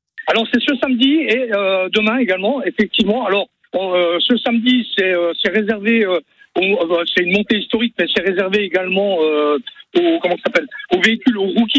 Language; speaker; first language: French; native; French